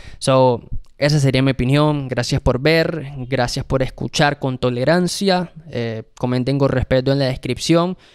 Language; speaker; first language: Spanish; native; Spanish